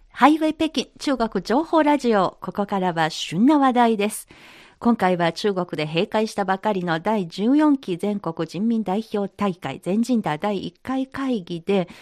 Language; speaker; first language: Japanese; non-native, fluent; Chinese